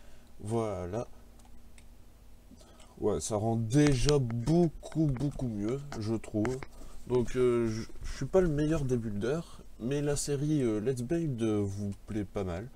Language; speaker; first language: French; native; French